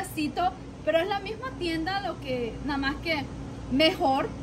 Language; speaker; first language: Spanish; native; Spanish